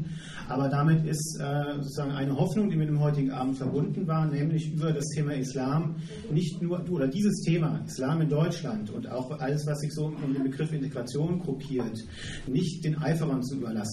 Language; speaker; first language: German; native; German